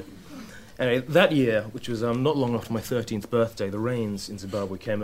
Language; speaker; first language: English; native; English